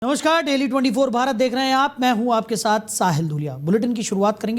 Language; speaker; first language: Hindi; native; Hindi